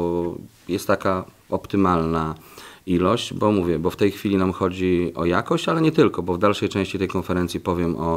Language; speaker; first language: Polish; native; Polish